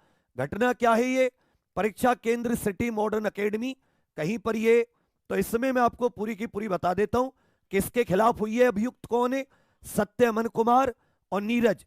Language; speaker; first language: Hindi; native; Hindi